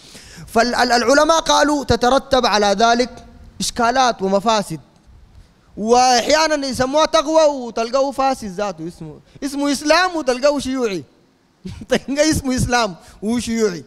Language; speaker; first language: Arabic; native; Arabic